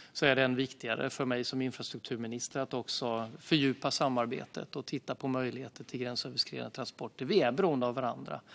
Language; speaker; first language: Swedish; native; Swedish